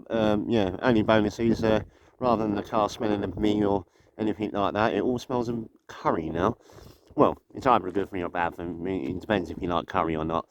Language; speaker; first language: English; native; English